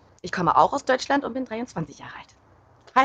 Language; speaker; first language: German; non-native, learner; Bangla